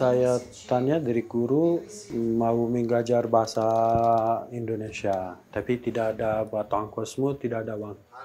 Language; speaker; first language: Indonesian; non-native, learner; Persian